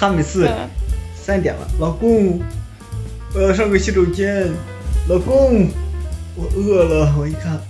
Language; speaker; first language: Chinese; native; Chinese